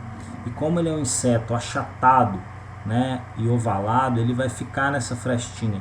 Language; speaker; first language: Portuguese; native; Portuguese